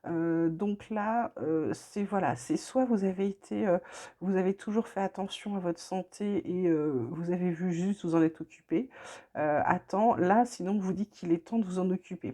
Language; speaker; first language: French; native; French